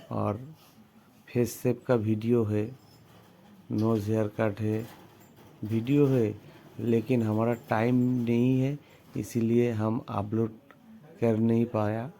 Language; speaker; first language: Hindi; non-native, local second language; Bangla